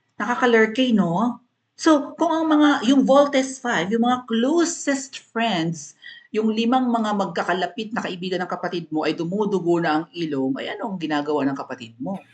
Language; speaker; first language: Filipino; non-native, local second language; Cebuano